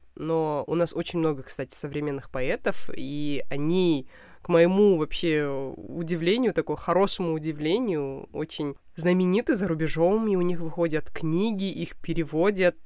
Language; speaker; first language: Russian; non-native, local second language; Kazakh